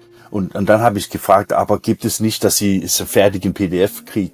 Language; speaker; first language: German; non-native, learner; Danish